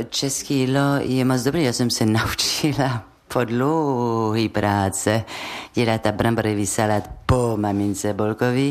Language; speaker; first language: Czech; non-native, fluent; French